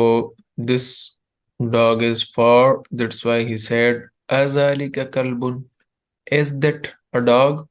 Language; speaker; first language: English; non-native, fluent; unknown